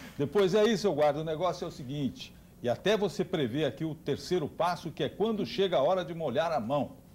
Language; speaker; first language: Portuguese; native; Portuguese